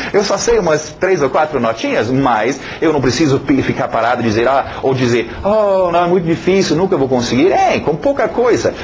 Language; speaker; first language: Portuguese; non-native, fluent; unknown